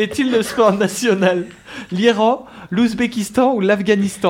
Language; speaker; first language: French; native; French